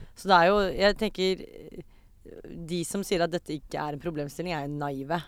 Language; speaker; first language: Norwegian; early bilingual, other home language; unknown